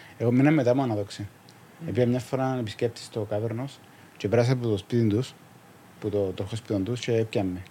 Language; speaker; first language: Greek; native; Greek